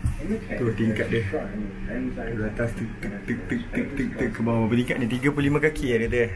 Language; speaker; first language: Malay; native; Malay